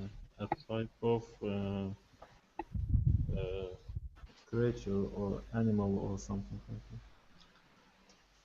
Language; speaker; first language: English; non-native, learner; Turkish